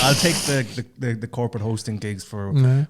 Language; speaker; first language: English; native; English